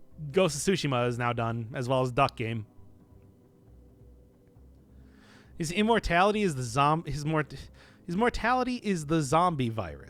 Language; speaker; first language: English; native; English